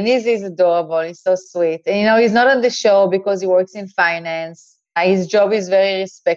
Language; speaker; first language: English; non-native, fluent; Hebrew